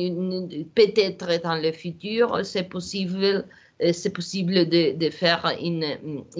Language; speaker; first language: French; non-native, learner; Portuguese